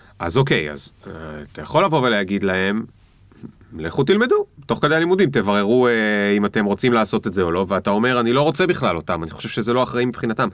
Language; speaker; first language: Hebrew; native; Hebrew